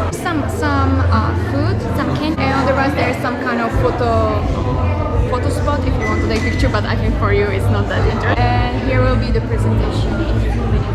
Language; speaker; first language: English; non-native, fluent; Czech